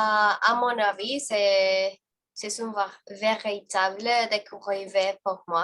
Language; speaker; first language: French; non-native, learner; Spanish